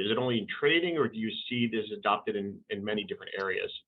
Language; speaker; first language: English; native; English